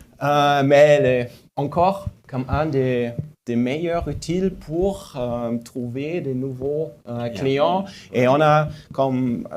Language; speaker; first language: French; non-native, fluent; German